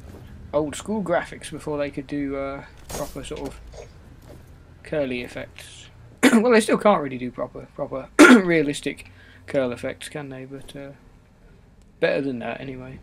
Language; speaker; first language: English; native; English